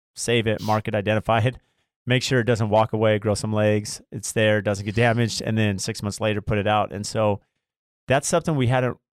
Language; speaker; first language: English; native; English